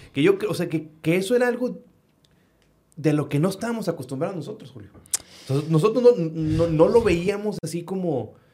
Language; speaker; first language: Spanish; native; Spanish